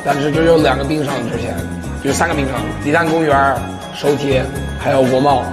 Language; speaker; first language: Chinese; early bilingual, other home language; English